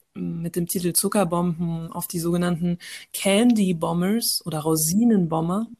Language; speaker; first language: German; early bilingual, heritage; French